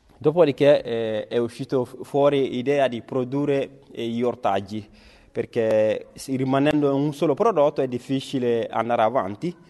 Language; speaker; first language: Italian; non-native, learner; Bambara